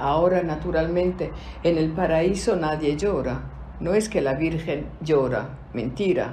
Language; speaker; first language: Spanish; non-native, fluent; Italian